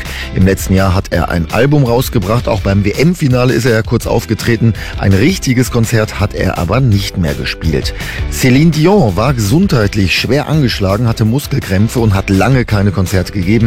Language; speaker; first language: German; native; German